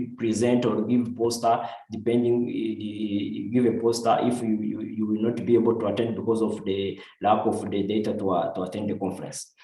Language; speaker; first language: English; non-native, local second language; Kinyarwanda